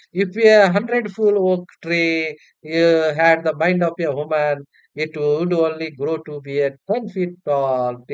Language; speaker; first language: English; non-native, local second language; Telugu